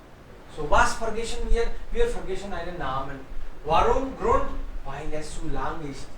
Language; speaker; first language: German; non-native, fluent; Hindi